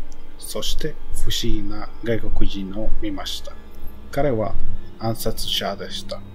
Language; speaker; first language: Japanese; non-native, learner; Spanish